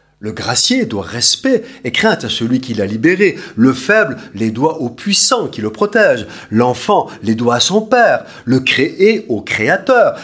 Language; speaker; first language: French; native; French